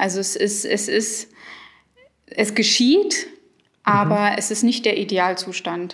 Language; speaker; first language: German; early bilingual, other home language; Arabic